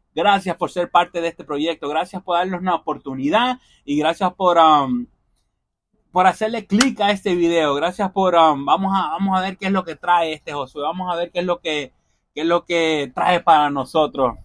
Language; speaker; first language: Spanish; early bilingual, heritage; Spanish